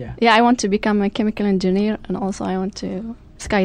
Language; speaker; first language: English; non-native, fluent; French